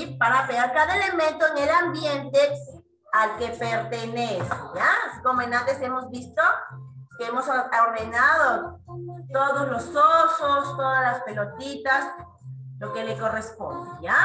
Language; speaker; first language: Spanish; native; Spanish